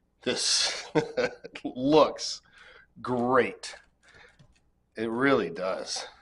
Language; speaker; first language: English; native; English